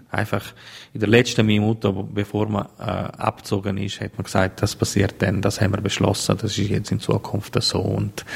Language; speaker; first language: German; non-native, local second language; Italian